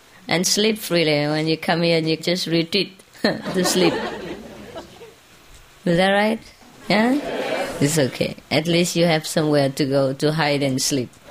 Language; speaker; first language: English; non-native, fluent; Vietnamese